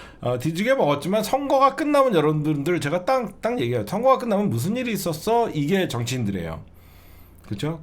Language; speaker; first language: Korean; native; Korean